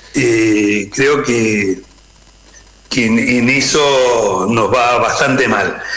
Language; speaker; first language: Spanish; native; Spanish